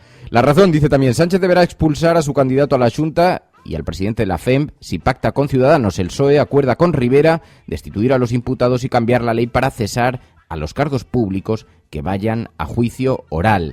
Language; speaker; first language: Spanish; native; Spanish